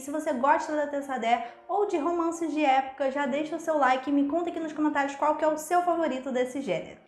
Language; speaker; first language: Portuguese; native; Portuguese